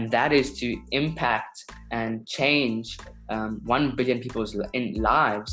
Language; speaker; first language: English; native; English